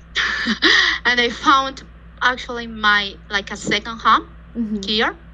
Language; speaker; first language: English; non-native, fluent; Spanish